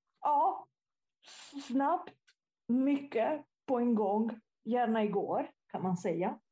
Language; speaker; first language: Swedish; non-native, fluent; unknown